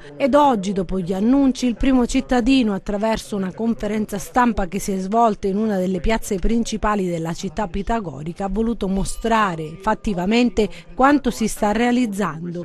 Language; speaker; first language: Italian; native; Italian